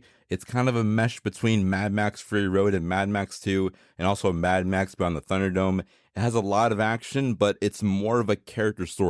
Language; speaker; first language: English; native; English